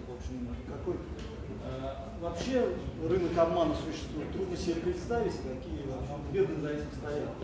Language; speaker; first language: Russian; native; Russian